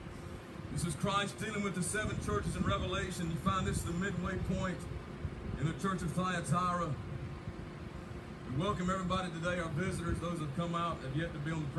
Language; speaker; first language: English; native; English